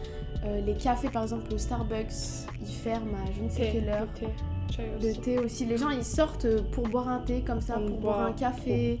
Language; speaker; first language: French; native; French